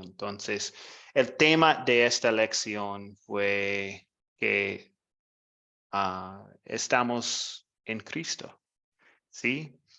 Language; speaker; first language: Spanish; non-native, fluent; English